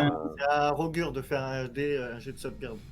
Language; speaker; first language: French; native; French